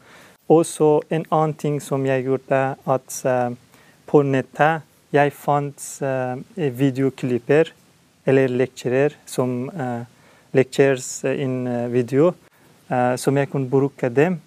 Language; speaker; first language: Norwegian; non-native, learner; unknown